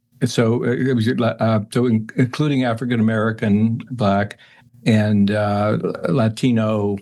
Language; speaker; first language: English; native; English